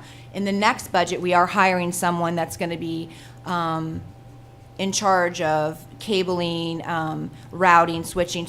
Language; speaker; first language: English; native; English